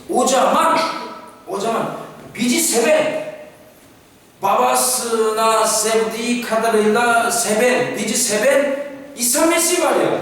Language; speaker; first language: Turkish; non-native, fluent; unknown